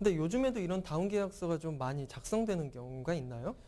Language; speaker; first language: Korean; native; Korean